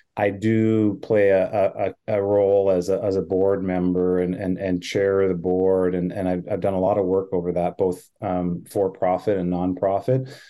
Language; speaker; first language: English; native; English